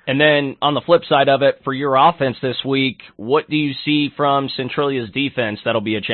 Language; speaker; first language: English; native; English